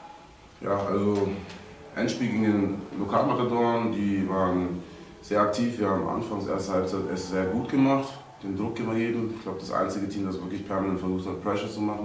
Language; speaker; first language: German; native; German